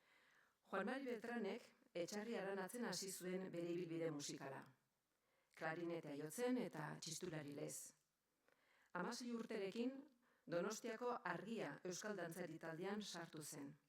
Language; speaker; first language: Basque; native; Basque